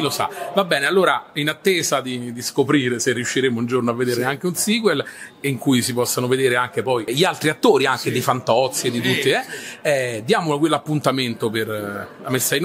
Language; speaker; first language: Italian; native; Italian